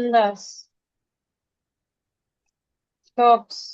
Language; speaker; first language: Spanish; non-native, fluent; Bangla